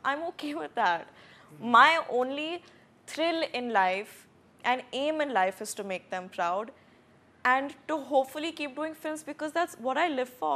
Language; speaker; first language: English; non-native, local second language; Hindi